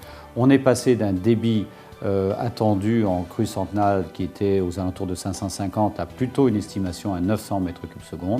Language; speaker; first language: French; native; French